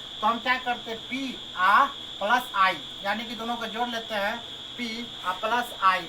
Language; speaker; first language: Hindi; native; Hindi